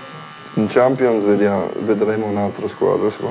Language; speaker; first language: Italian; non-native, learner; English